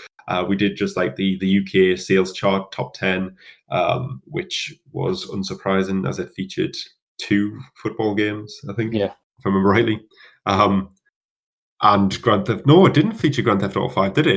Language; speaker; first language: English; native; English